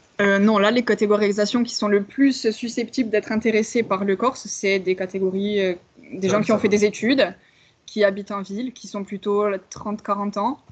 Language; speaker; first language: French; native; French